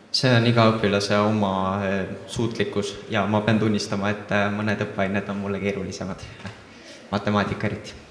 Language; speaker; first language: Estonian; native; Estonian